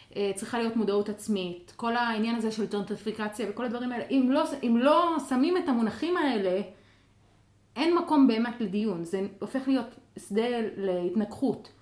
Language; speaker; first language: Hebrew; non-native, local second language; Arabic